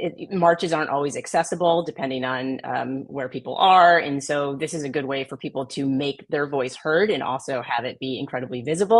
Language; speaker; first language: English; native; English